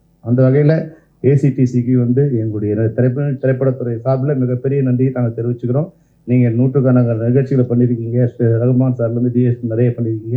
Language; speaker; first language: Tamil; native; Tamil